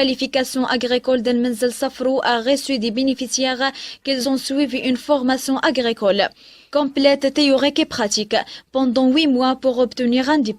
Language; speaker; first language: French; non-native, local second language; Arabic